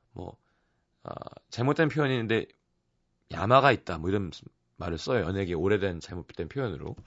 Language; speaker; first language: Korean; native; Korean